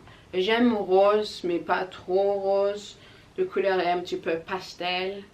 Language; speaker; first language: French; non-native, learner; English